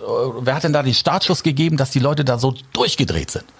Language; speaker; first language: German; native; German